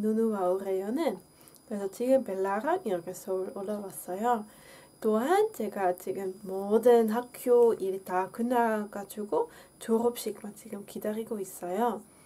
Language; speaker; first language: Korean; non-native, fluent; Dutch